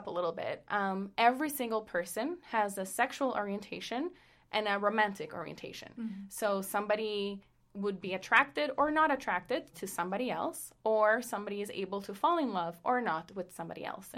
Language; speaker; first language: English; non-native, fluent; Spanish